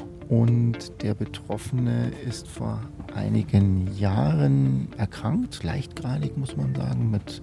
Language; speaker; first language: German; native; German